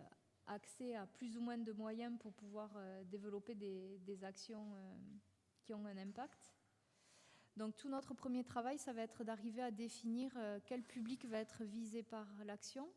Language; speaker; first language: French; native; French